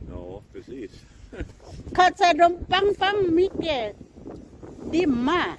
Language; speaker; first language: Swedish; non-native, learner; Thai